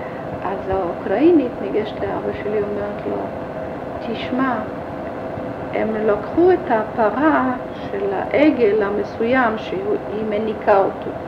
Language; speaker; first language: Hebrew; early bilingual, other home language; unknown